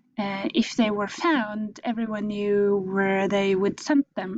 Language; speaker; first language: English; non-native, fluent; Norwegian